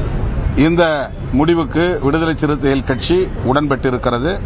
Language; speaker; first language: Tamil; native; Tamil